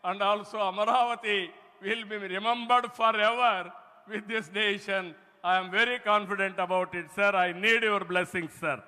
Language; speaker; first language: English; non-native, local second language; Telugu